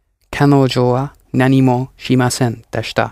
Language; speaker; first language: Japanese; non-native, learner; English